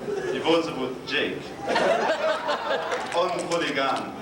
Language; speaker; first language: Russian; non-native, learner; English